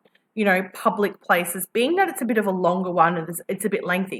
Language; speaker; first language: English; native; English